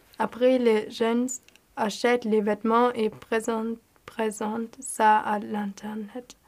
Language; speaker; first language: French; non-native, learner; German